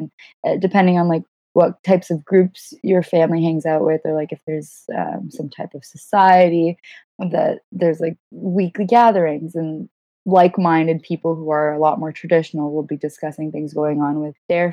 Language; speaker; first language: English; non-native, fluent; Gujarati